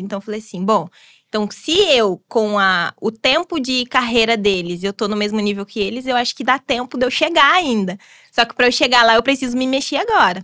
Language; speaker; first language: Portuguese; native; Portuguese